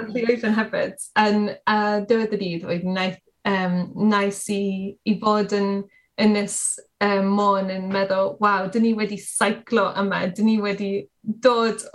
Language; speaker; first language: Welsh; non-native, learner; English